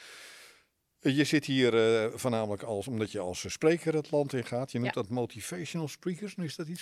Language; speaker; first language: Dutch; native; Dutch